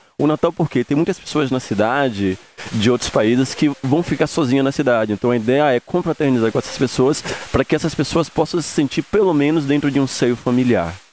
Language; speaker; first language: Portuguese; native; Portuguese